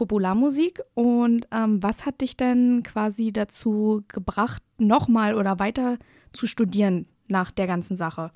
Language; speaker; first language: German; native; German